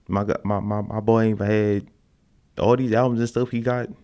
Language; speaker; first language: English; native; English